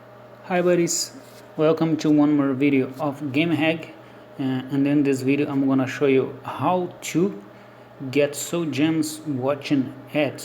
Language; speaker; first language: English; non-native, learner; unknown